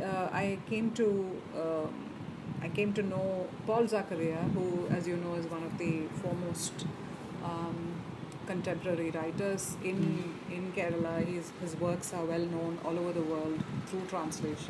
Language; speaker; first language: English; non-native, local second language; Malayalam